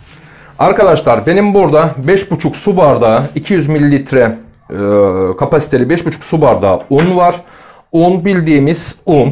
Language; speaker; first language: Turkish; native; Turkish